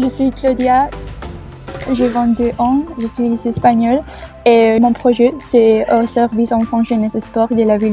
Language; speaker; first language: French; non-native, fluent; Spanish